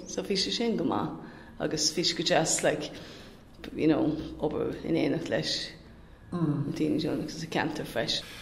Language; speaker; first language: Irish; non-native, local second language; English